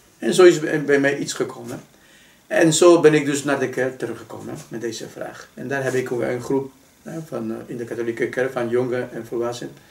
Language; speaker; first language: Dutch; non-native, fluent; Spanish